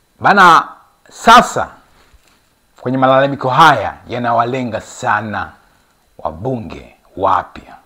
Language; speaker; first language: Swahili; native; Swahili